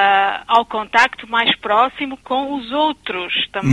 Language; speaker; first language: Portuguese; early bilingual, other home language; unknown